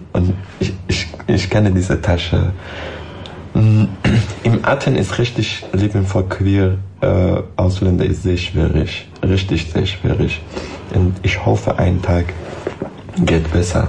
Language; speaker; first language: German; non-native, learner; Persian